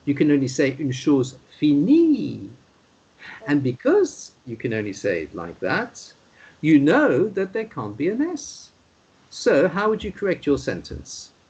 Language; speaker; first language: English; non-native, fluent; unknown